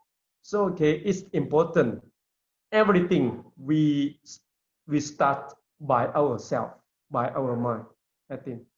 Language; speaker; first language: English; non-native, learner; Lao